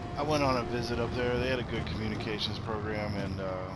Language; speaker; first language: English; native; English